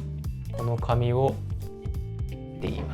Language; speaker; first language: Japanese; native; Japanese